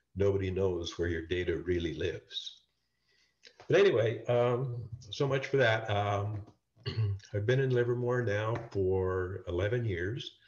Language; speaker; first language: English; native; English